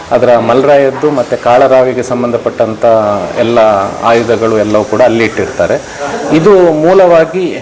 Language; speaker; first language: Kannada; native; Kannada